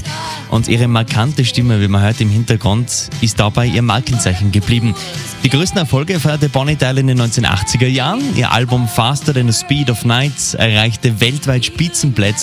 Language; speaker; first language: German; native; German